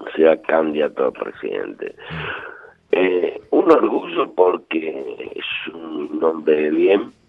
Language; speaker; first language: Spanish; native; Spanish